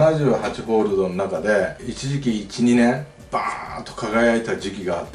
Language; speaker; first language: Japanese; native; Japanese